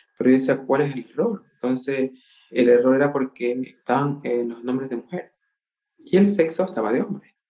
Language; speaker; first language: Spanish; native; Spanish